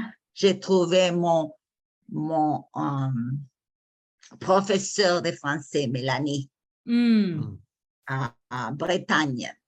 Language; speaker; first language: French; non-native, learner; English